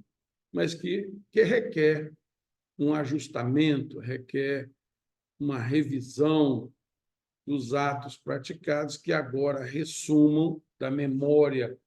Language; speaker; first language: Portuguese; native; Portuguese